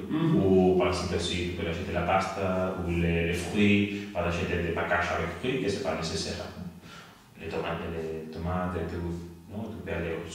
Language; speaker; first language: French; non-native, learner; Spanish